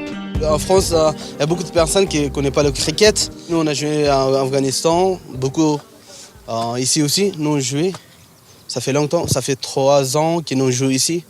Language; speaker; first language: French; non-native, learner; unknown